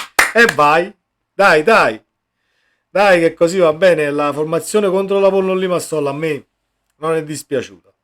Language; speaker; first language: Italian; native; Italian